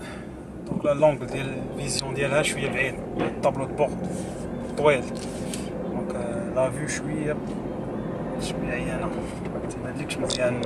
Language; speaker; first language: French; non-native, local second language; Arabic